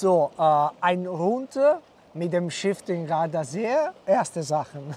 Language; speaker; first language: German; non-native, learner; Italian